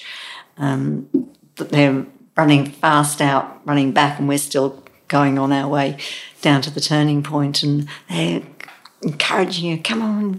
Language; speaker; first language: English; native; English